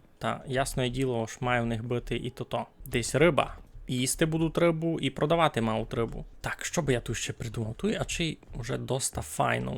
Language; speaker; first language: Ukrainian; native; Ukrainian